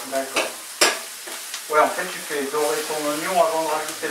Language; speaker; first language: French; native; French